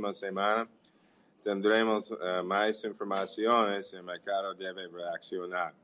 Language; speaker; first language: Portuguese; non-native, learner; English